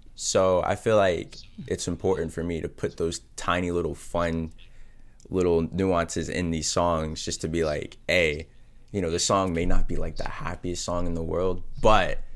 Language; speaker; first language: English; native; English